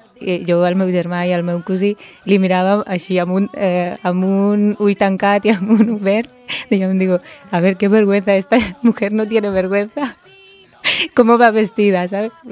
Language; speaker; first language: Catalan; early bilingual, other home language; Punjabi